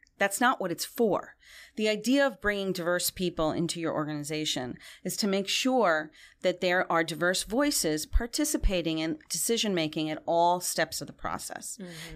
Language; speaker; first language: English; non-native, local second language; Spanish